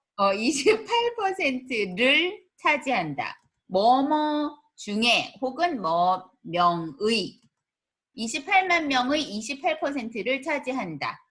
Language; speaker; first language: Korean; native; Korean